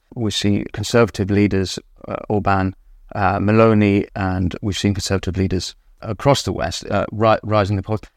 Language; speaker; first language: English; native; English